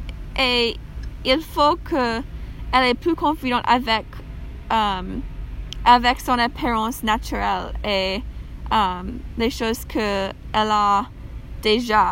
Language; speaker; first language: French; non-native, learner; English